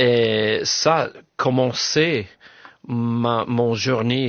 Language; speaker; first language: French; non-native, learner; English